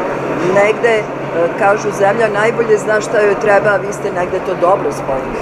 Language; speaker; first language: Serbian; native; Serbian